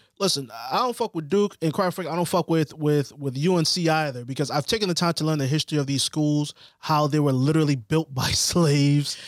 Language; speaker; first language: English; early bilingual, other home language; Haitian Creole